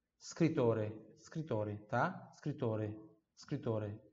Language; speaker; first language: Italian; non-native, fluent; Portuguese